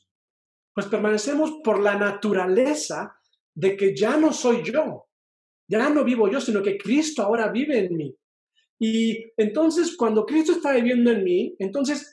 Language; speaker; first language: Spanish; native; Spanish